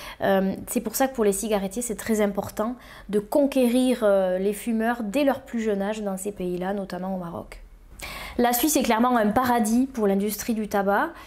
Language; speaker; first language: French; native; French